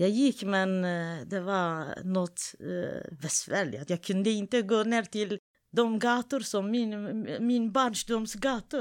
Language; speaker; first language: Swedish; non-native, fluent; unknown